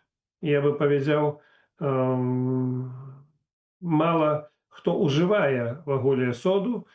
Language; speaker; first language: Polish; non-native, learner; Russian